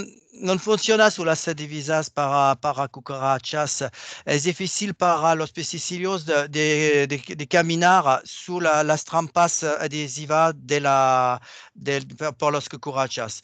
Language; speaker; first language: Spanish; non-native, fluent; French